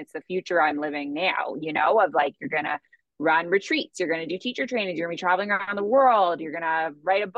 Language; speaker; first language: English; native; English